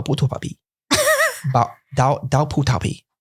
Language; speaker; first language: Chinese; non-native, learner; English